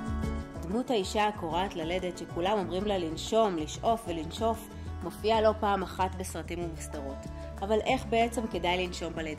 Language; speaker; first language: Hebrew; native; Hebrew